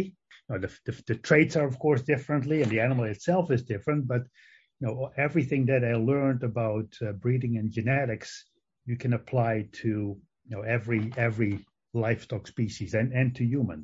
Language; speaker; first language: English; non-native, fluent; Dutch